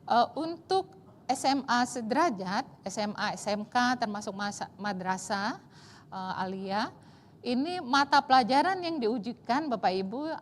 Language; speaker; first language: Indonesian; native; Indonesian